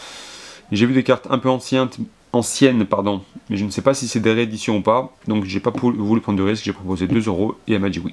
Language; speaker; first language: French; native; French